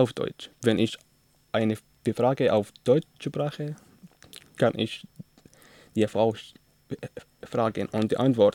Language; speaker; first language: German; non-native, learner; Arabic